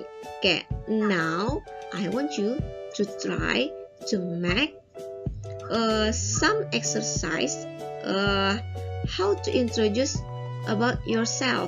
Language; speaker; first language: English; non-native, learner; Indonesian